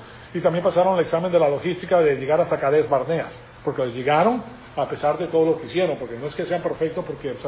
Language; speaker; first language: Spanish; native; Spanish